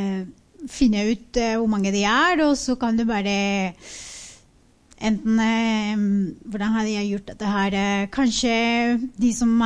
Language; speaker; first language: Norwegian; non-native, fluent; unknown